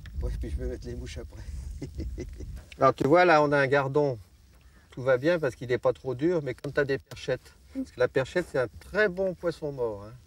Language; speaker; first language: French; native; French